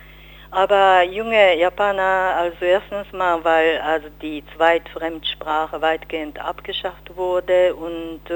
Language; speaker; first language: German; non-native, fluent; Japanese